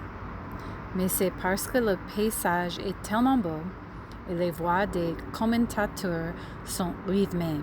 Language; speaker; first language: French; non-native, learner; English